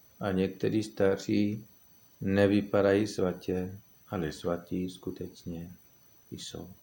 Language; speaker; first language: Czech; non-native, fluent; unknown